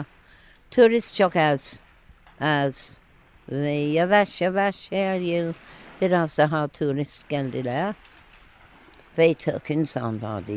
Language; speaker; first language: Turkish; non-native, learner; English